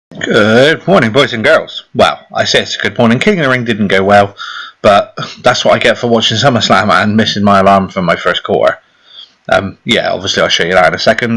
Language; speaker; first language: English; native; English